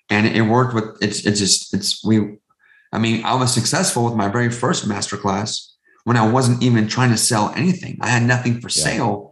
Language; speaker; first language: English; native; English